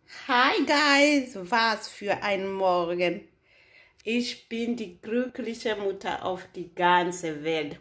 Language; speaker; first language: German; non-native, fluent; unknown